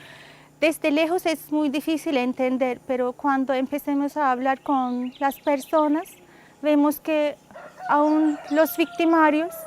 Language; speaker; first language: Spanish; non-native, fluent; Turkish